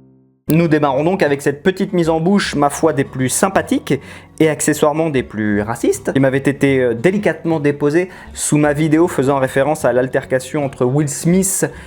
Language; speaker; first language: French; native; French